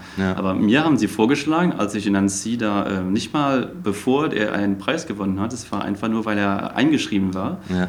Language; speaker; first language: German; non-native, local second language; Luxembourgish